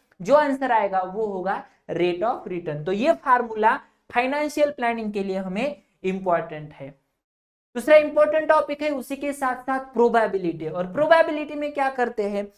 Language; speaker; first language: Hindi; non-native, local second language; Marathi